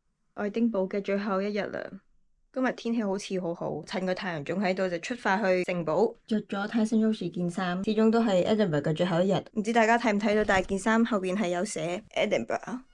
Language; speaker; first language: Cantonese; native; Cantonese